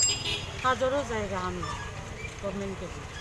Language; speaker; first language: Hindi; non-native, local second language; Kok Borok